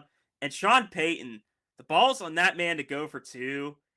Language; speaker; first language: English; native; English